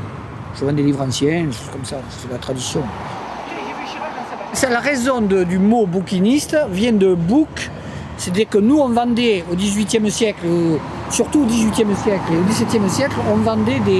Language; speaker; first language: French; native; French